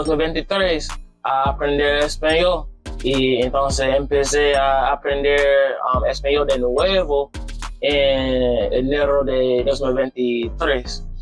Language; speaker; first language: Spanish; non-native, learner; English